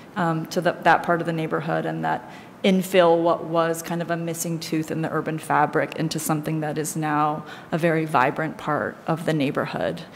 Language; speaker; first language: English; native; English